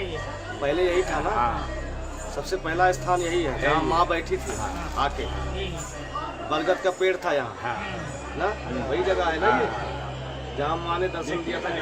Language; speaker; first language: Hindi; native; Hindi